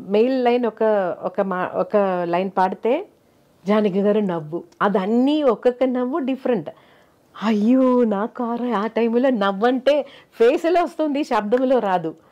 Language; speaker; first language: Telugu; non-native, fluent; Malayalam